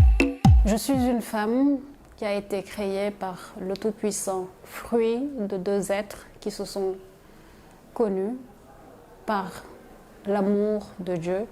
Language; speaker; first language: French; non-native, local second language; Wolof